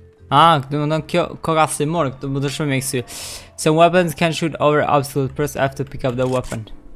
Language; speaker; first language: English; non-native, learner; Albanian